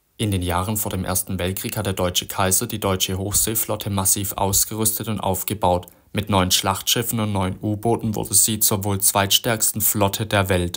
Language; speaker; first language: German; native; German